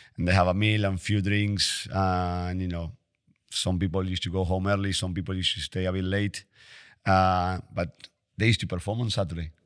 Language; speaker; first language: English; non-native, fluent; Spanish